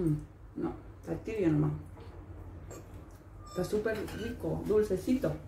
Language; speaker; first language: Spanish; native; Spanish